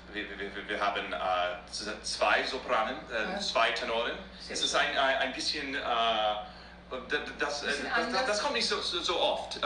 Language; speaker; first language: German; non-native, learner; English